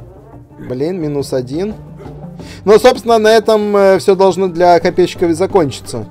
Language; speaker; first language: Russian; native; Russian